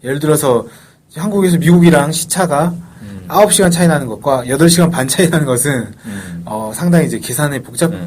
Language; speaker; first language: Korean; native; Korean